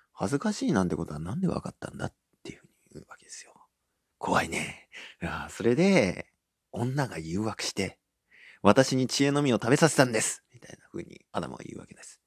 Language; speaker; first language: Japanese; native; Japanese